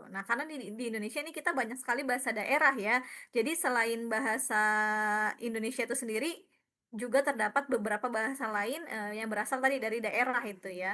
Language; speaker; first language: Indonesian; native; Indonesian